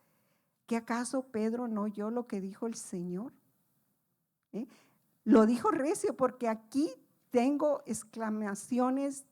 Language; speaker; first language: Spanish; native; Spanish